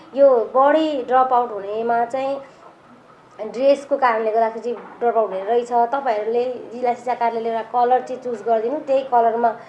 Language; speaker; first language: Nepali; native; Nepali